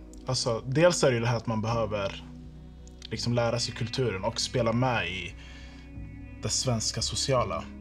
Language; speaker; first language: Swedish; early bilingual, other home language; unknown